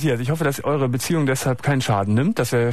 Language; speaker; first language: German; native; German